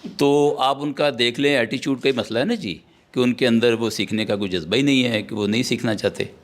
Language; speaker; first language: Urdu; native; Urdu